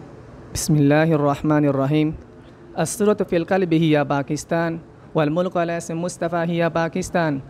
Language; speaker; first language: Arabic; non-native, learner; Urdu